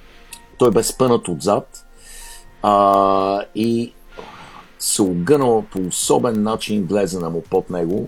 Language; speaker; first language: Bulgarian; native; Bulgarian